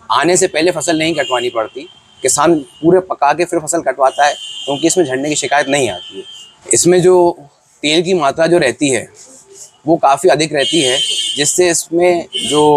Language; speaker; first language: Hindi; native; Hindi